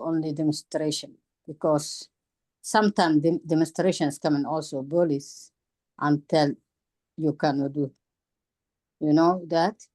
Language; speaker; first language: English; non-native, learner; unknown